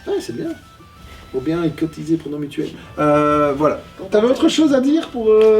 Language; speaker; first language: French; native; French